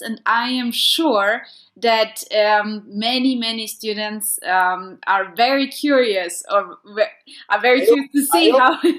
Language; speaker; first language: English; non-native, fluent; German